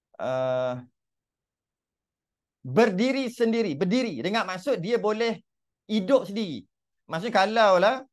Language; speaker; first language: Malay; native; Malay